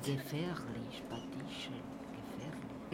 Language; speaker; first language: German; non-native, learner; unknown